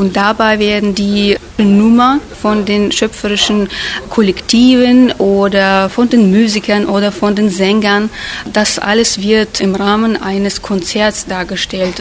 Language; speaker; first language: German; non-native, fluent; Russian